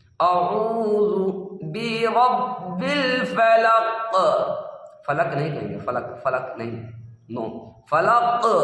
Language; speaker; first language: Urdu; native; Urdu